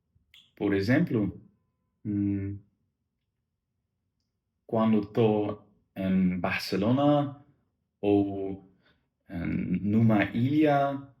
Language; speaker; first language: Portuguese; non-native, learner; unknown